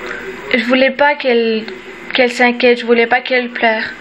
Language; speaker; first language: French; early bilingual, other home language; Armenian